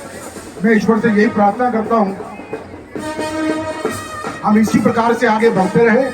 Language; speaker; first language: Hindi; native; Hindi